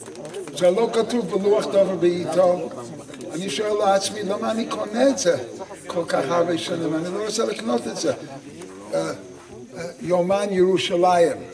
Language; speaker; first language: Hebrew; non-native, fluent; English